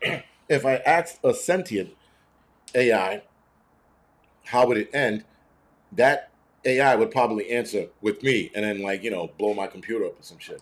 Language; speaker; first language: English; native; English